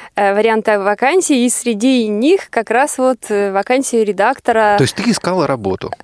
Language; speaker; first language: Russian; native; Russian